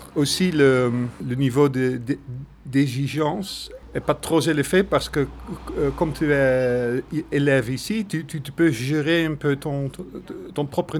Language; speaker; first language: French; non-native, fluent; Dutch